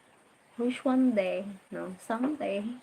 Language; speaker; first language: English; non-native, learner; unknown